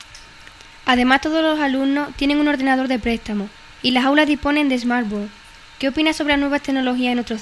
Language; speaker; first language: Spanish; native; Spanish